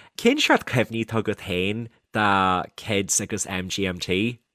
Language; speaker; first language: Irish; native; Irish